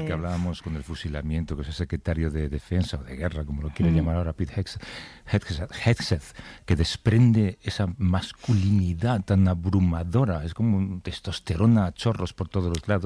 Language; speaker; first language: Spanish; native; Spanish